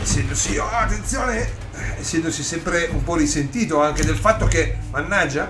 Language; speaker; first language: Italian; native; Italian